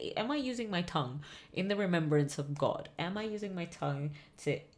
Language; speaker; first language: English; native; English